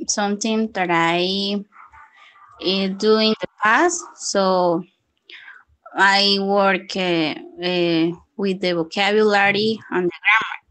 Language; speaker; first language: English; non-native, learner; Spanish